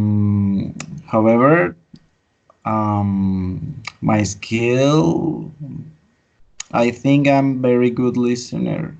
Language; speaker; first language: English; non-native, fluent; Spanish